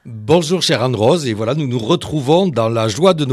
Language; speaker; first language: French; native; French